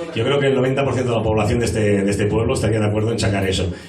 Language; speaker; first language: Spanish; non-native, local second language; Catalan